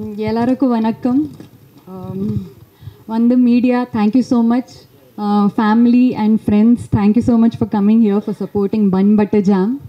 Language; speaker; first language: Tamil; non-native, fluent; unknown